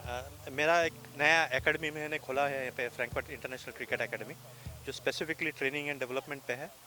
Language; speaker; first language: Hindi; native; Hindi